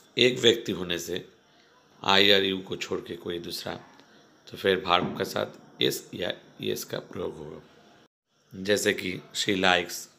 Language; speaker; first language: Hindi; non-native, local second language; Bangla